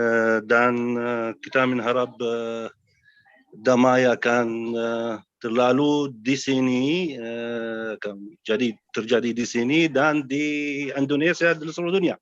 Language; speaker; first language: Indonesian; non-native, learner; Arabic